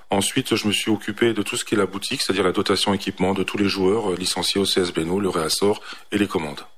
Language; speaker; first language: French; native; French